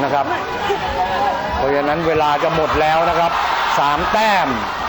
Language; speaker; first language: Thai; native; Thai